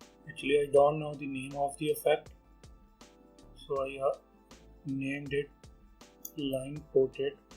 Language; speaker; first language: English; non-native, local second language; Hindi